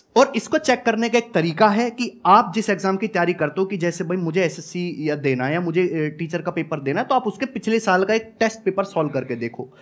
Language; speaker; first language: Hindi; native; Hindi